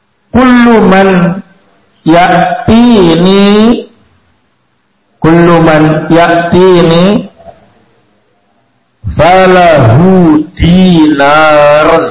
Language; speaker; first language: Arabic; non-native, fluent; Indonesian